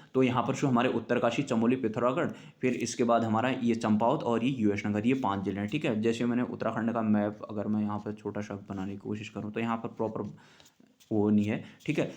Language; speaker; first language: Hindi; native; Hindi